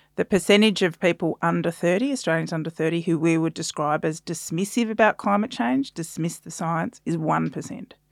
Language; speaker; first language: English; native; English